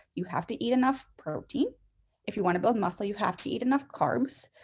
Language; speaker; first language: English; native; English